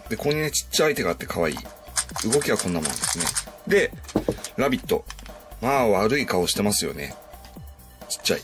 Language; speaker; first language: Japanese; native; Japanese